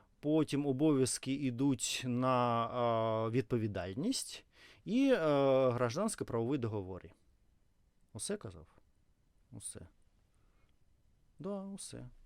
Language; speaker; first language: Ukrainian; non-native, local second language; Russian